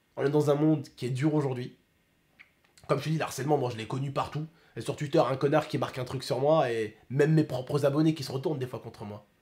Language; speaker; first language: French; early bilingual, other home language; Arabic